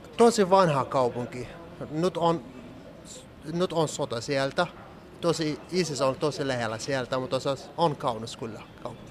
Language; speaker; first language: Finnish; non-native, learner; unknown